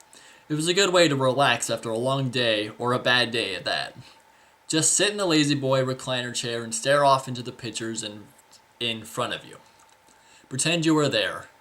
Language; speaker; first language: English; native; English